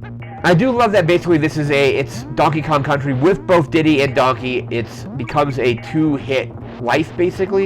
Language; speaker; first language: English; native; English